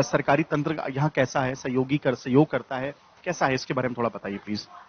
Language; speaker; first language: Hindi; native; Hindi